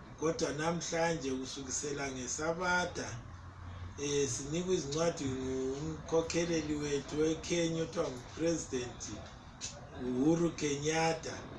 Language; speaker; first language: Zulu; early bilingual, heritage; North Ndebele